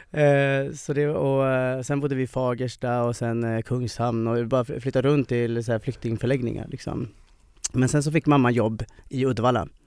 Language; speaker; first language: Swedish; early bilingual, other home language; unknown